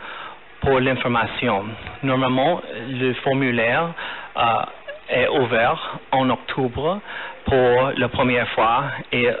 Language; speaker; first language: French; non-native, fluent; English